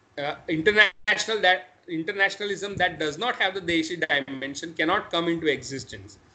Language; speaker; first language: English; non-native, local second language; Marathi